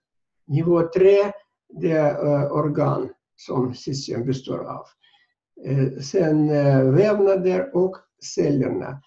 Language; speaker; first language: Swedish; non-native, fluent; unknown